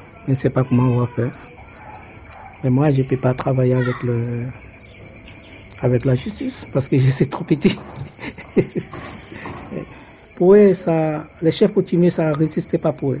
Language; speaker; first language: French; non-native, local second language; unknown